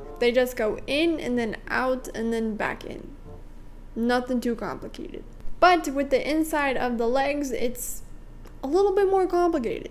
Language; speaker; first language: English; native; English